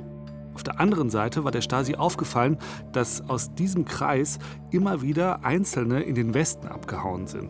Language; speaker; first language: German; native; German